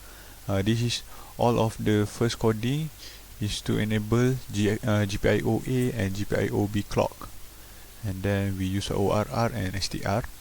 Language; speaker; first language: English; non-native, local second language; Malay